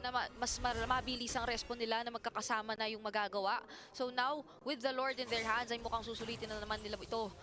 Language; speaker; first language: Filipino; native; Filipino